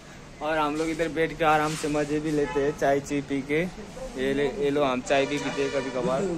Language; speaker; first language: Hindi; non-native, local second language; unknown